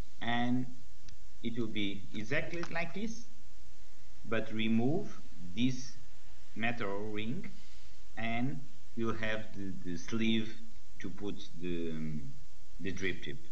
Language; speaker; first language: English; non-native, learner; Portuguese